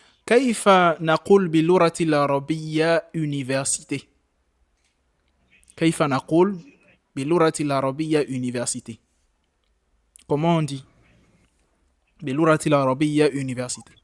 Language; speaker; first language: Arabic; non-native, fluent; French